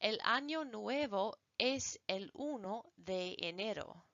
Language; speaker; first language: Spanish; non-native, fluent; English